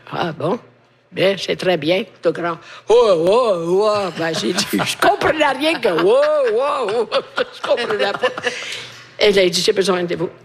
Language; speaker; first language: French; non-native, fluent; Italian